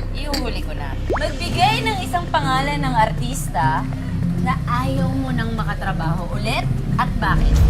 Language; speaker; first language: Filipino; native; Filipino